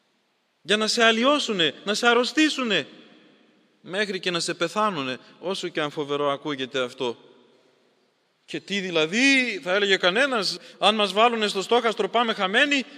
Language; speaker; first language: Greek; native; Greek